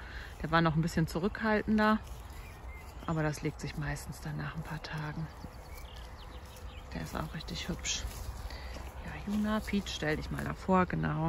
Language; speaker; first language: German; native; German